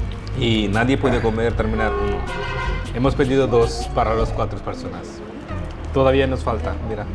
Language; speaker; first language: Spanish; non-native, fluent; Hindi